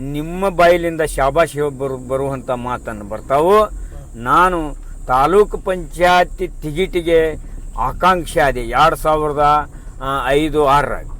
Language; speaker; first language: Kannada; non-native, local second language; Lambadi